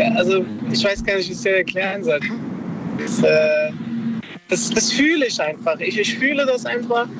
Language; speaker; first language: German; early bilingual, other home language; Spanish